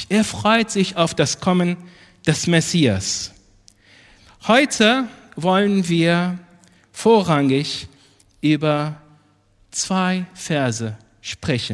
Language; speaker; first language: German; non-native, fluent; Arabic